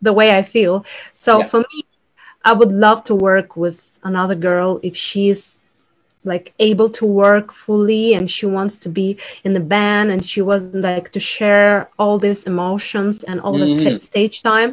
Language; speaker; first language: English; non-native, fluent; Ukrainian